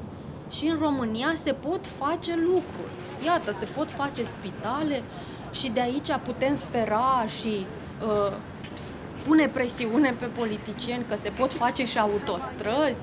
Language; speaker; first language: Romanian; native; Romanian